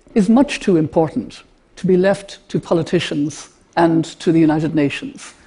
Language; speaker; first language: English; native; English